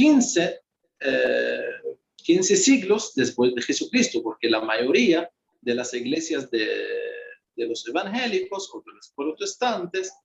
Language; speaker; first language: Spanish; non-native, fluent; Arabic